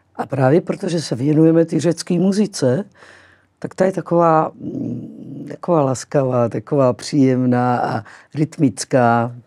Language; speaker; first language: Czech; early bilingual, other home language; Greek